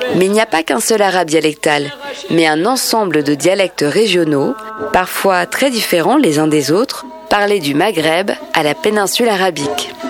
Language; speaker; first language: French; native; French